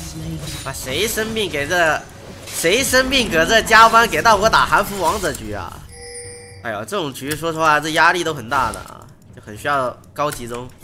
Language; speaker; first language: Chinese; native; Chinese